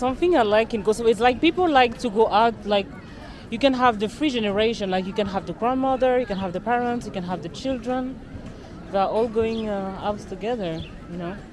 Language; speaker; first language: English; non-native, learner; French